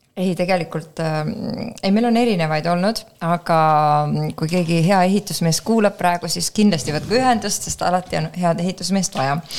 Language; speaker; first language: Estonian; native; Estonian